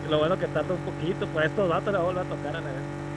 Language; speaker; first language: Spanish; native; Spanish